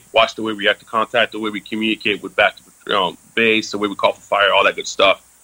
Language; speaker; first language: English; early bilingual, other home language; French